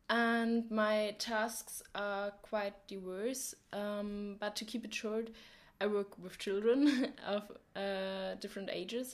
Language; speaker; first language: English; non-native, fluent; German